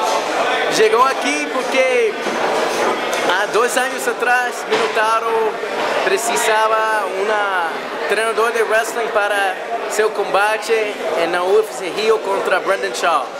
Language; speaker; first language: Portuguese; non-native, learner; English